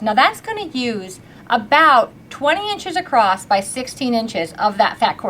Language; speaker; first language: English; native; English